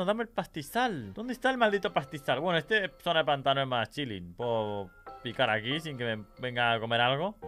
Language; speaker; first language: Spanish; native; Spanish